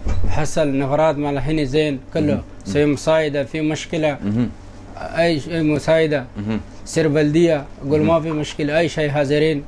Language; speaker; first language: Arabic; non-native, learner; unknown